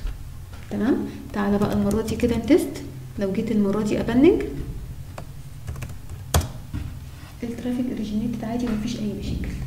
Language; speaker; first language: Arabic; native; Arabic